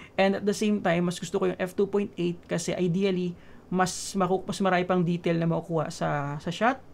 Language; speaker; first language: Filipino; native; Filipino